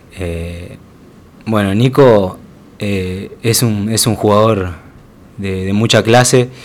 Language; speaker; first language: Spanish; native; Spanish